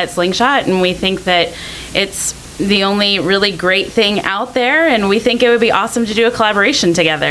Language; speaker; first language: English; native; English